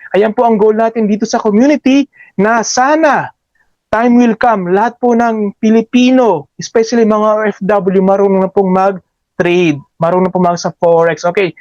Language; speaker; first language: Filipino; native; Filipino